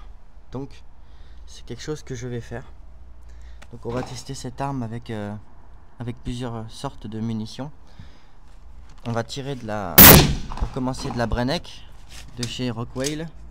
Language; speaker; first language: French; native; French